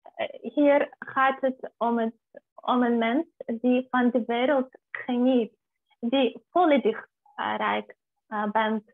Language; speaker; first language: Dutch; non-native, fluent; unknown